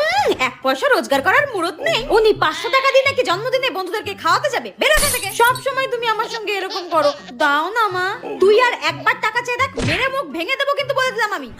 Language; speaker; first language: Bangla; native; Bangla